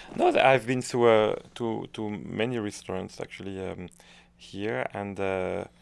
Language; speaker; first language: English; non-native, fluent; French